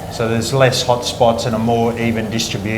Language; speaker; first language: English; native; English